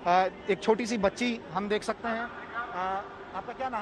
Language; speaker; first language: Hindi; native; Hindi